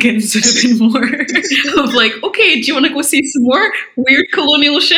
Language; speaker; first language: English; native; English